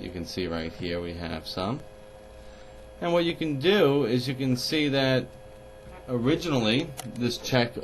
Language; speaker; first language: English; native; English